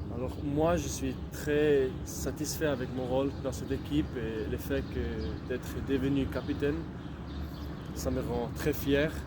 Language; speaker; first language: French; non-native, local second language; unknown